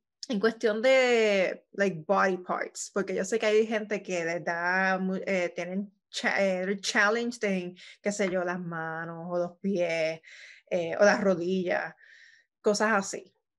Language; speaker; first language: Spanish; native; Spanish